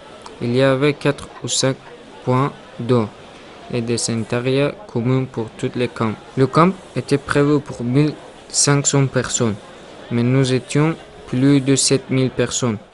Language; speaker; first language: French; non-native, learner; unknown